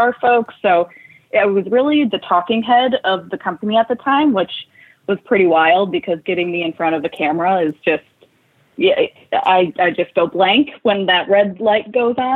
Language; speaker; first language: English; native; English